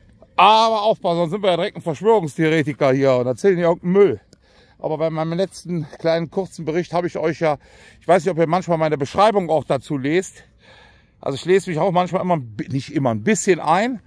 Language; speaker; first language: German; native; German